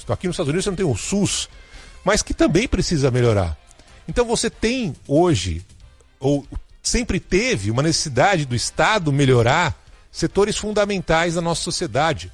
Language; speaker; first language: Portuguese; native; Portuguese